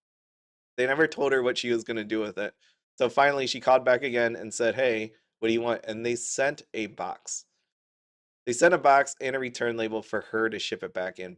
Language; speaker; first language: English; native; English